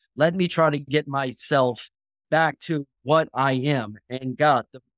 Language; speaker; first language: English; native; English